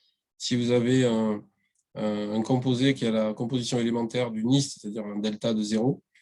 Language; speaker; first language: French; native; French